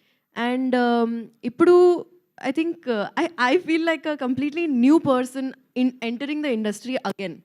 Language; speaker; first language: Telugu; non-native, local second language; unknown